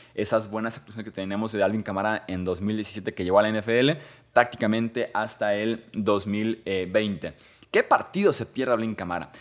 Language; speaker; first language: Spanish; native; Spanish